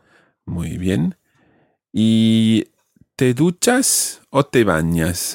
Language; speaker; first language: Spanish; non-native, fluent; English